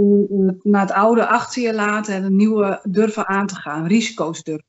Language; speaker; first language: Dutch; native; Dutch